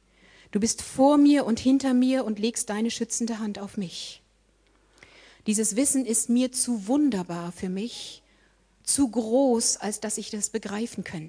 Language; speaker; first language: German; native; German